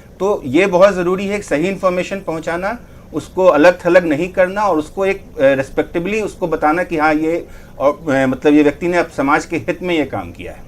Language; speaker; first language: Hindi; native; Hindi